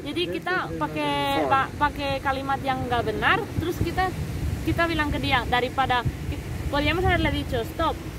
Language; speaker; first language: Indonesian; non-native, fluent; Spanish